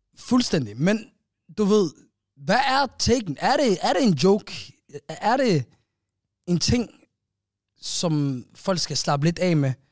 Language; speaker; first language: Danish; native; Danish